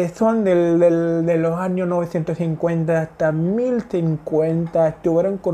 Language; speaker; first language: Spanish; non-native, fluent; Hindi